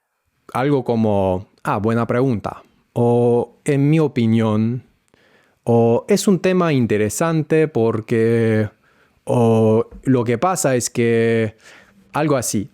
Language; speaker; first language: Spanish; non-native, fluent; English